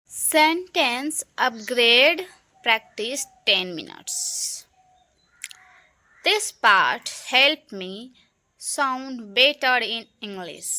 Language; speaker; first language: English; non-native, local second language; Hindi